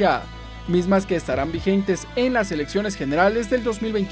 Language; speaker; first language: Spanish; native; Spanish